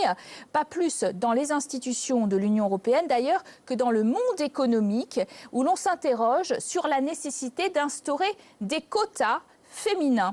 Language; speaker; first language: French; native; French